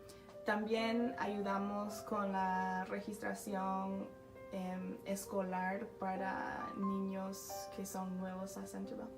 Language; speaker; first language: Spanish; non-native, fluent; English